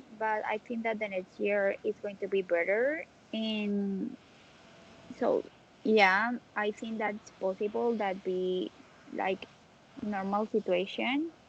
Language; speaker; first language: English; non-native, learner; Spanish